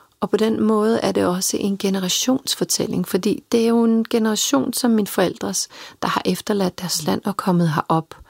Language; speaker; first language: Danish; early bilingual, other home language; Serbian